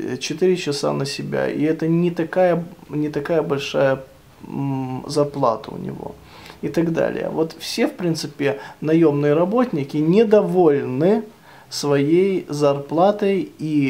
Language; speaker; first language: Russian; native; Russian